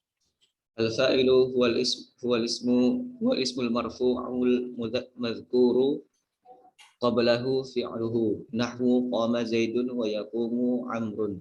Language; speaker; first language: Arabic; non-native, learner; Indonesian